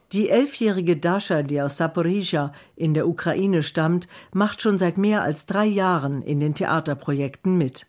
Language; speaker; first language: German; native; German